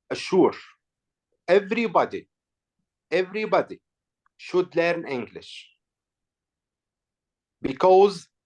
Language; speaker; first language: English; non-native, learner; Arabic